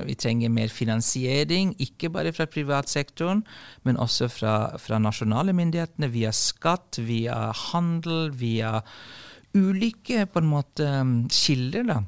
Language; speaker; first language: Norwegian; non-native, fluent; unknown